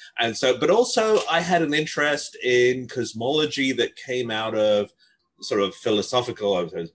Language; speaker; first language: English; native; English